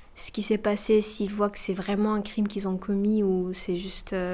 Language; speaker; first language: French; non-native, local second language; Kinyarwanda